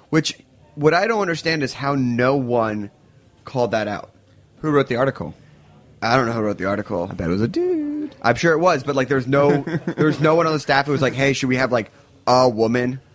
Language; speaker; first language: English; native; English